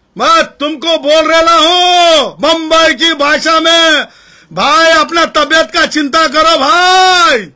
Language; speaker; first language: Hindi; non-native, local second language; Marathi